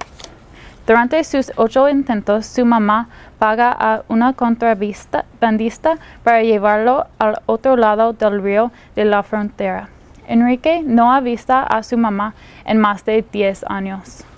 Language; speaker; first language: Spanish; non-native, learner; English